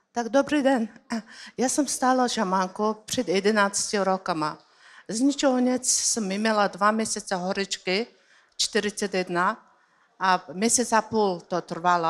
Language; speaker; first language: Czech; non-native, learner; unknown